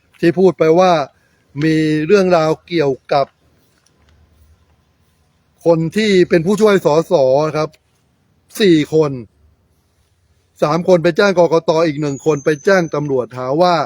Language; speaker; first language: Thai; native; Thai